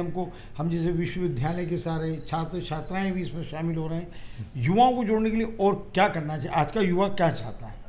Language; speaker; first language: Hindi; native; Hindi